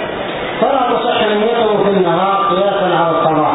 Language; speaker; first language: Arabic; native; Arabic